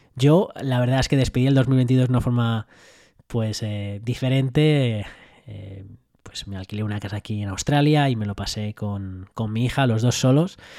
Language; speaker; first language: Spanish; native; Spanish